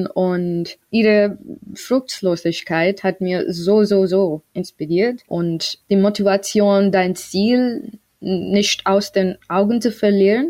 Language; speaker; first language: German; non-native, learner; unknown